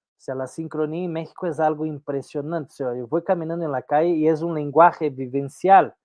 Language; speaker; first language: Spanish; non-native, fluent; Portuguese